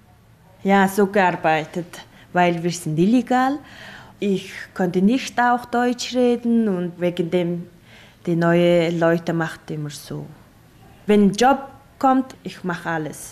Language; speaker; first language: German; non-native, learner; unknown